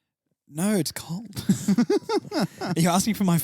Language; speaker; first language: English; native; English